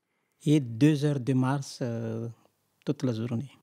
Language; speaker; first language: French; non-native, local second language; Malagasy